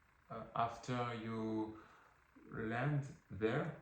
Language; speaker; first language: English; non-native, learner; French